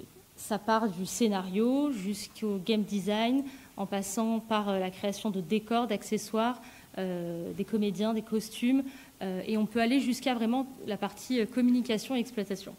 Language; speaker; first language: French; native; French